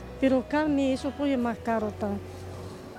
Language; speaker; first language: Spanish; non-native, learner; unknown